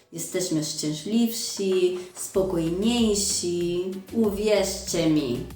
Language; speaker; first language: Polish; non-native, fluent; Spanish